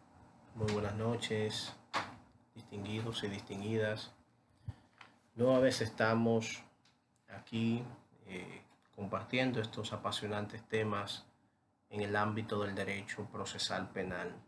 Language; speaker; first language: Spanish; native; Spanish